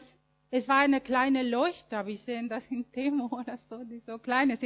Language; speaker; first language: German; non-native, fluent; Spanish